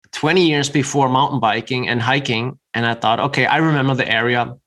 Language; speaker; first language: English; non-native, fluent; German